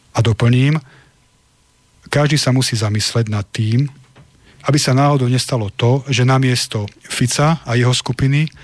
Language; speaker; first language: Slovak; native; Slovak